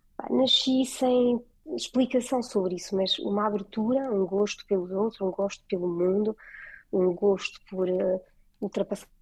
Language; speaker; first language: Portuguese; early bilingual, heritage; French